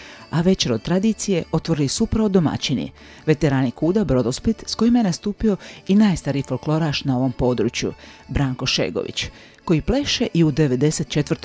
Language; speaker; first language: Croatian; native; Croatian